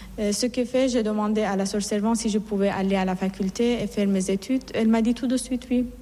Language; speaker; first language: French; non-native, fluent; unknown